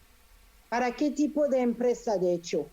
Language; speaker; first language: Spanish; non-native, fluent; French